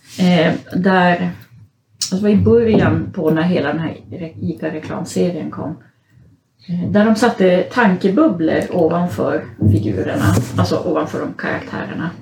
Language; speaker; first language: Swedish; early bilingual, other home language; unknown